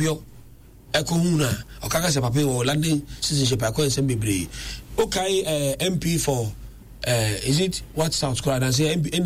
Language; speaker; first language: English; non-native, local second language; Akan